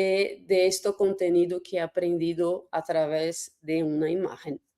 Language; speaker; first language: Spanish; non-native, fluent; Portuguese